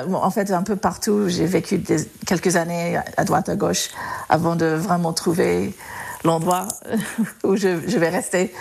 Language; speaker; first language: French; non-native, fluent; English